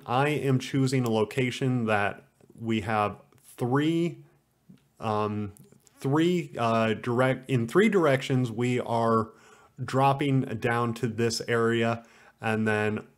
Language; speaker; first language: English; native; English